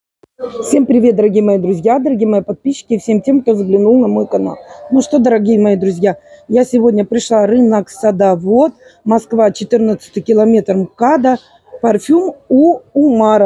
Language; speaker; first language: Russian; native; Russian